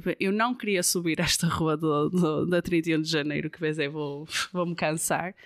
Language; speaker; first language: Portuguese; non-native, fluent; Dutch